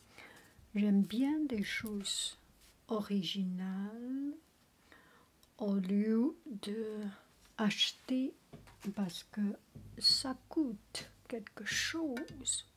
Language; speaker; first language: French; non-native, learner; Chinese